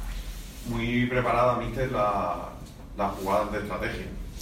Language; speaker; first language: Portuguese; non-native, learner; Spanish